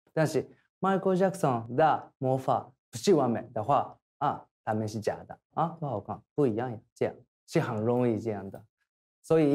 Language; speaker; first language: Chinese; non-native, learner; Thai